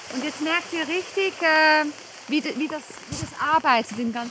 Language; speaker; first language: German; native; German